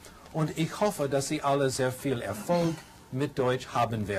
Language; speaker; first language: German; non-native, fluent; English